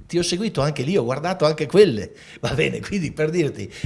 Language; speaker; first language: Italian; native; Italian